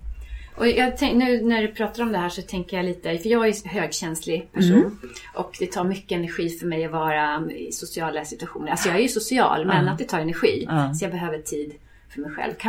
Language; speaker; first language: Swedish; native; Swedish